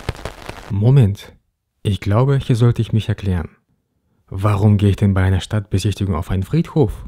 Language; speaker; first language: German; native; German